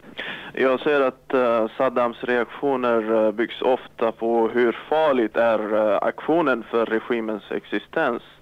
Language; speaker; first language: Swedish; non-native, fluent; Arabic